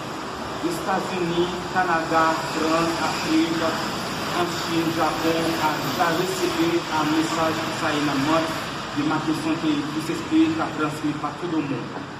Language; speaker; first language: Portuguese; non-native, learner; Haitian Creole